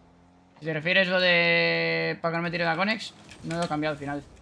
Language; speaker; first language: Spanish; native; Spanish